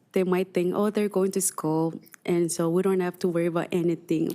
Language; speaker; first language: English; non-native, fluent; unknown